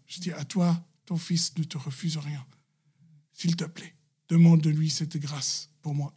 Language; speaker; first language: French; non-native, local second language; Arabic